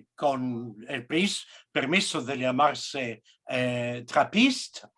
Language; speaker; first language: Spanish; non-native, fluent; English